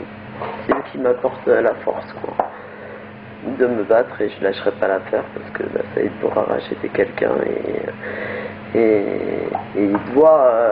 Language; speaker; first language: French; native; French